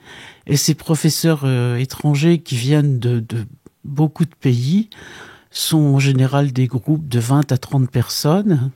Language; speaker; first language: French; native; French